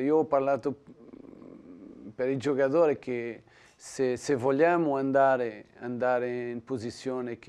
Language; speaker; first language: Italian; non-native, learner; Portuguese